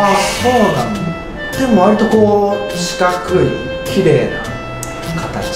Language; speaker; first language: Japanese; native; Japanese